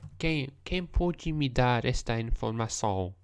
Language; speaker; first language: Portuguese; non-native, learner; English